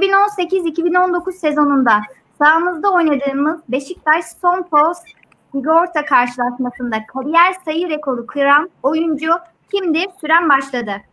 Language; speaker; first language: Turkish; native; Turkish